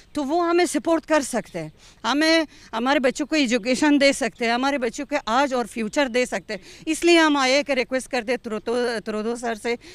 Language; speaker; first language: Hindi; non-native, fluent; Persian